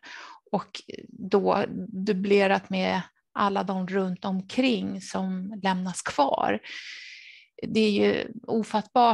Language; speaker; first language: Swedish; native; Swedish